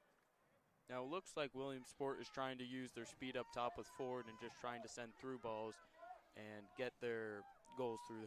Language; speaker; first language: English; native; English